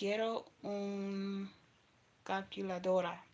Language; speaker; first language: Spanish; non-native, learner; English